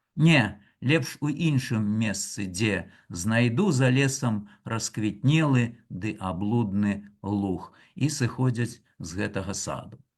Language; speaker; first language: Belarusian; native; Belarusian